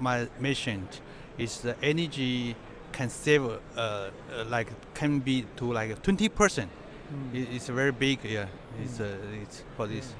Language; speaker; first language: English; non-native, fluent; Chinese